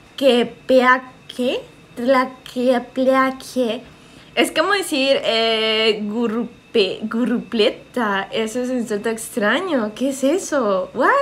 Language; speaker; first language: Spanish; early bilingual, heritage; Spanish